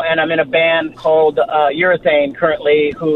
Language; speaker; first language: English; native; English